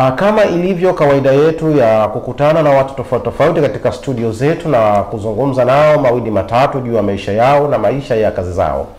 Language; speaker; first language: Swahili; native; Swahili